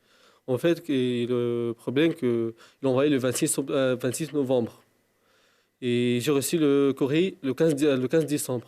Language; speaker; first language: French; non-native, local second language; Arabic